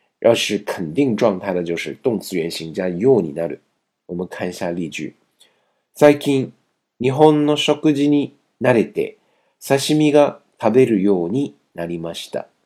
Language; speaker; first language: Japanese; non-native, fluent; Chinese